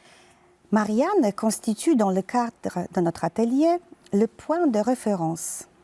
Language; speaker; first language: French; non-native, fluent; Polish